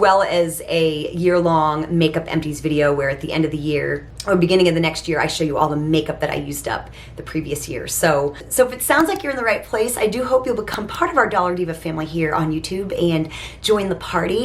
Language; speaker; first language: English; native; English